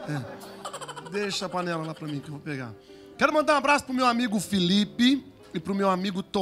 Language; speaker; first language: Portuguese; native; Portuguese